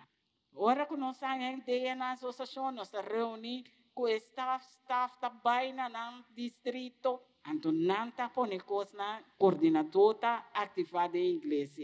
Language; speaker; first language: Portuguese; non-native, learner; Papiamento